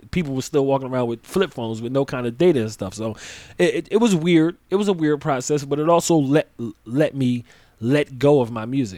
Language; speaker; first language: English; native; English